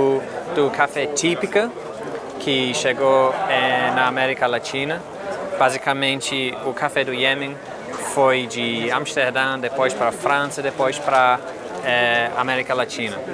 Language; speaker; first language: Portuguese; non-native, fluent; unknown